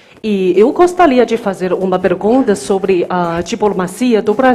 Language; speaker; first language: Portuguese; non-native, fluent; Chinese